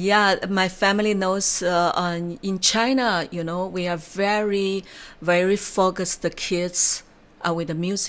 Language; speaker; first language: English; non-native, learner; Chinese